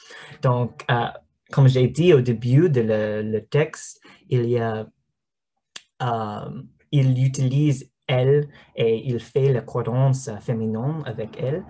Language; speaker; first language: French; non-native, learner; English